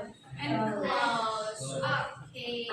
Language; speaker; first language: English; non-native, learner; Indonesian